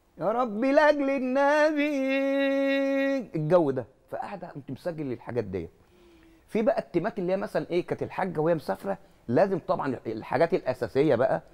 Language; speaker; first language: Egyptian Arabic; native; Egyptian Arabic